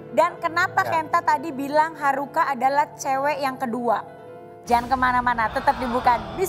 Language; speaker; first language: Indonesian; native; Indonesian